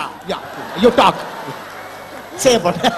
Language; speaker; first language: Telugu; native; Telugu